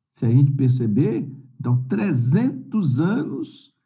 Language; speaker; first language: Portuguese; native; Portuguese